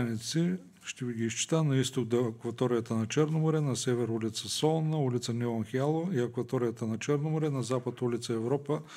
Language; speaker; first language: Bulgarian; native; Bulgarian